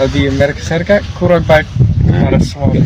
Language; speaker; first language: Indonesian; non-native, learner; English